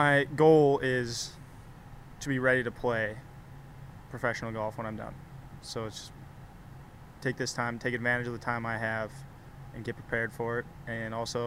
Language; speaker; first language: English; native; English